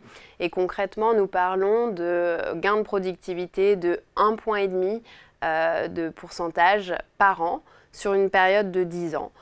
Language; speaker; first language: French; native; French